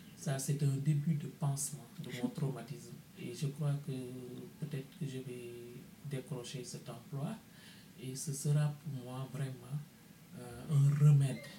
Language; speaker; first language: French; non-native, local second language; Wolof